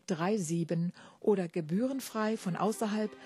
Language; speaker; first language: German; native; German